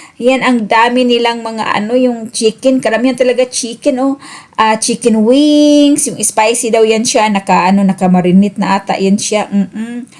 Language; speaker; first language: Filipino; native; Filipino